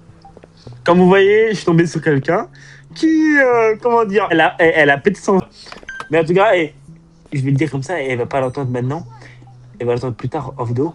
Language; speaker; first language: French; native; French